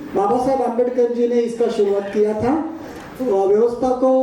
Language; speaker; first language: Hindi; non-native, local second language; Marathi